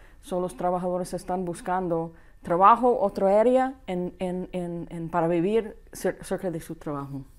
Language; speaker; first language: Spanish; non-native, fluent; English